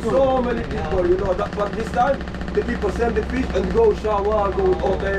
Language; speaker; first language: English; non-native, learner; Arabic